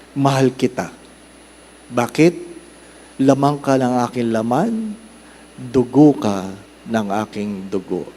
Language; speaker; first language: Filipino; non-native, local second language; Cebuano